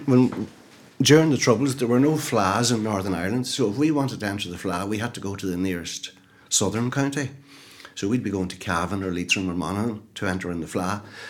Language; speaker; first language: English; native; English